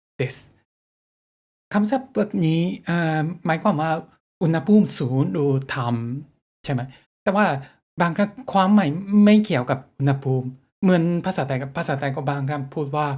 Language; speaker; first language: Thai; non-native, learner; Japanese